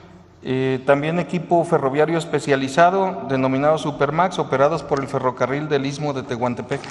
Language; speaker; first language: Spanish; native; Spanish